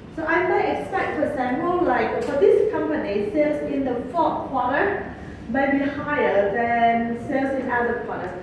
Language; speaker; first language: English; non-native, fluent; Vietnamese